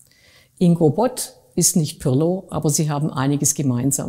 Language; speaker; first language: German; native; German